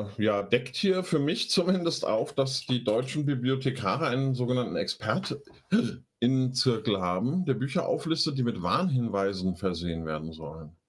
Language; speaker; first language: German; native; German